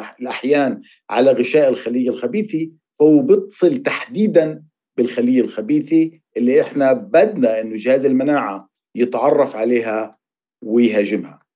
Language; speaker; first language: Arabic; native; Arabic